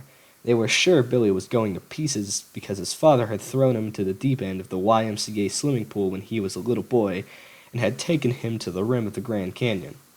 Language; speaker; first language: English; native; English